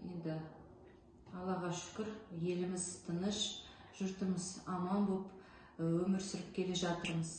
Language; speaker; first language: Kazakh; non-native, local second language; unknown